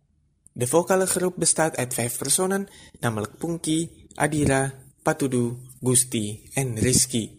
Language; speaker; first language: Dutch; non-native, fluent; Indonesian